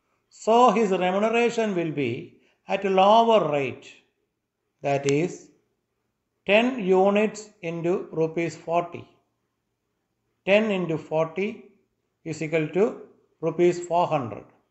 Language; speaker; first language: English; non-native, local second language; Malayalam